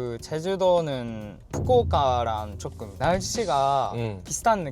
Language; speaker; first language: Korean; non-native, learner; Japanese